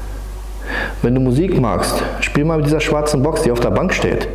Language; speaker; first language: German; native; German